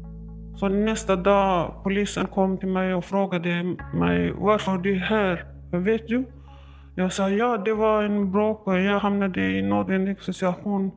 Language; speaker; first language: Swedish; non-native, learner; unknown